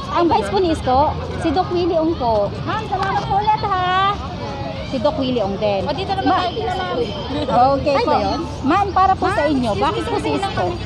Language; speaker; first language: Filipino; native; Filipino